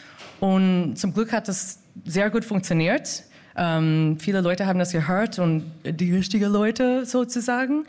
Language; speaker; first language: German; non-native, fluent; English